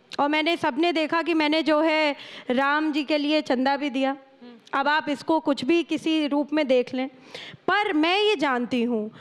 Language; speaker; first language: Hindi; native; Hindi